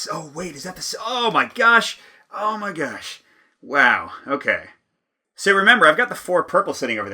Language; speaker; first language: English; native; English